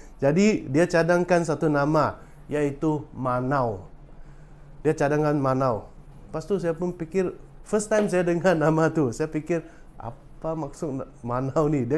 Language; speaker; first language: Malay; non-native, local second language; Chinese